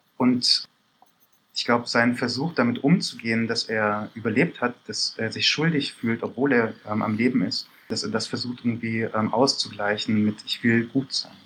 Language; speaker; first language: German; early bilingual, other home language; Persian